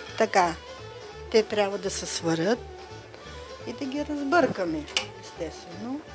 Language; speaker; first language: Bulgarian; native; Bulgarian